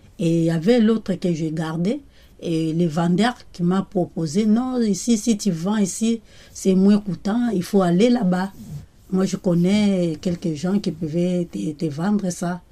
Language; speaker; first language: French; non-native, local second language; Lingala